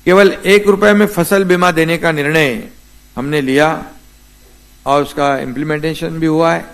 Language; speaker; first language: Hindi; non-native, local second language; Marathi